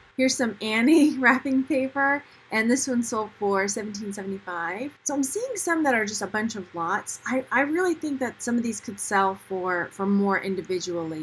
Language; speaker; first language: English; native; English